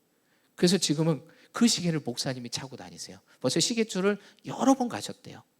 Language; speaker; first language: Korean; native; Korean